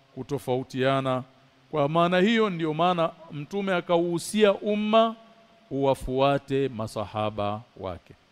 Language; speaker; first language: Swahili; native; Swahili